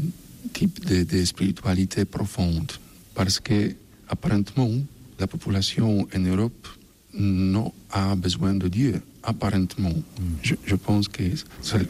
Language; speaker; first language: French; non-native, learner; Polish